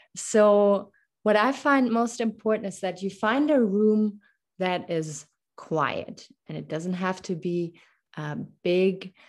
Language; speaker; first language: English; non-native, fluent; German